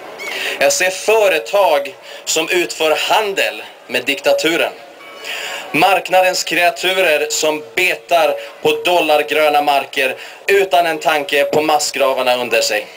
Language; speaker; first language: Swedish; early bilingual, other home language; Persian